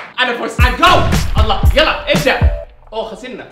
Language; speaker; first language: Arabic; native; Arabic